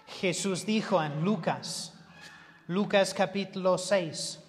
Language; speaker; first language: Spanish; non-native, learner; English